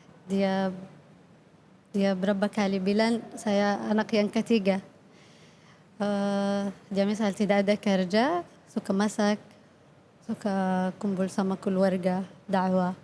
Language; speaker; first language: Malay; non-native, learner; Arabic